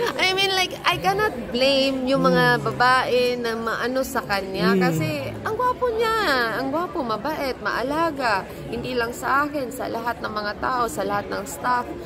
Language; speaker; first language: Filipino; non-native, local second language; Cebuano